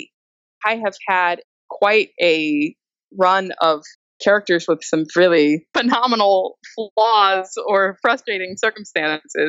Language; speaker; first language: English; native; English